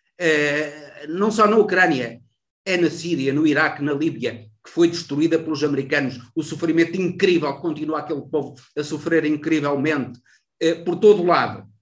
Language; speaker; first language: Portuguese; native; Portuguese